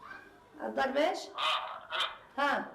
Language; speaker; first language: Arabic; native; Arabic